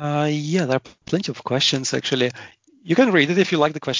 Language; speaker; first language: English; non-native, fluent; Russian